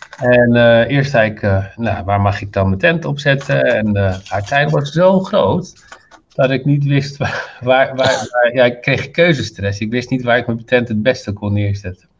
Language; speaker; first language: Dutch; non-native, fluent; Arabic